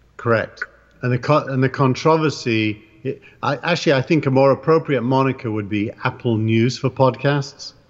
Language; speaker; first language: English; native; English